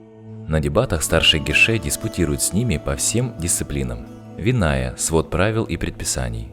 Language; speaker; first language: Russian; native; Russian